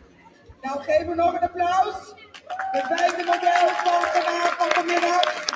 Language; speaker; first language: Dutch; non-native, local second language; Papiamento